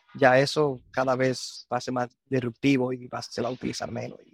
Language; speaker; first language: Spanish; native; Spanish